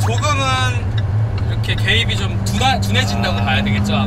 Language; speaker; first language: Korean; native; Korean